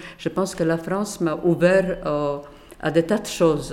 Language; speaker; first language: French; non-native, fluent; Polish